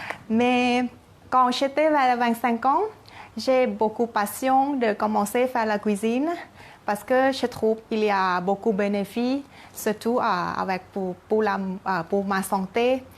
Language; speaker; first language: French; non-native, learner; Thai